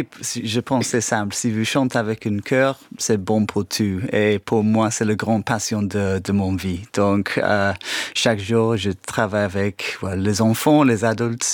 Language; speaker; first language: French; non-native, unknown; English